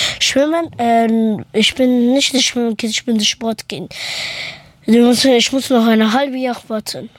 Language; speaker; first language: German; early bilingual, other home language; Persian